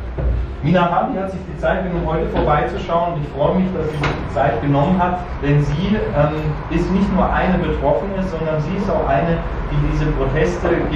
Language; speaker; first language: German; native; German